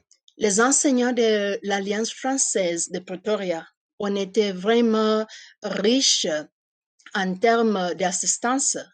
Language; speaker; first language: French; non-native, fluent; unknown